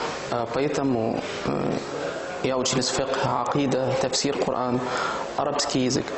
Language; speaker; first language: Russian; non-native, learner; Arabic